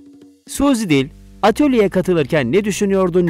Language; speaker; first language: Turkish; native; Turkish